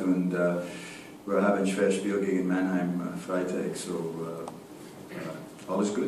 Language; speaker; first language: German; non-native, learner; English